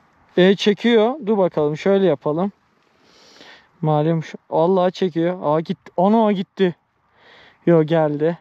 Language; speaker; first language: Turkish; native; Turkish